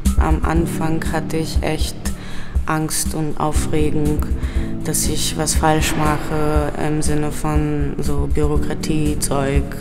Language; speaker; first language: German; non-native, fluent; Macedonian